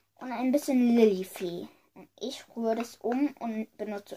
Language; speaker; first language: German; early bilingual, other home language; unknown